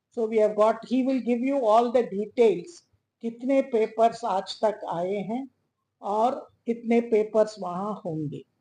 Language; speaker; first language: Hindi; non-native, local second language; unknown